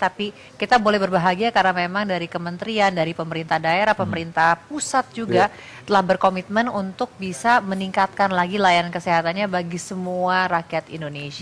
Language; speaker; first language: Indonesian; native; Indonesian